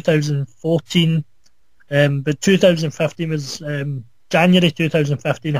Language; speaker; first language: English; native; English